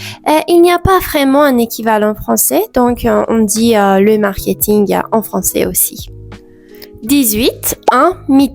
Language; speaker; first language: French; non-native, fluent; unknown